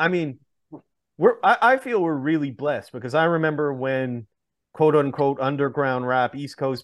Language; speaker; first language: English; native; English